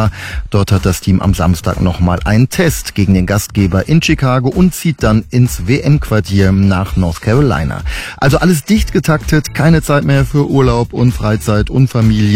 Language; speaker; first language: German; native; German